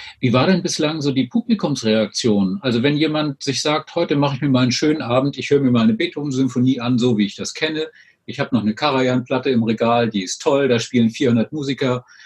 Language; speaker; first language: German; native; German